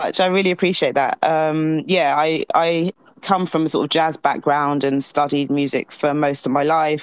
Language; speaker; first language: English; native; English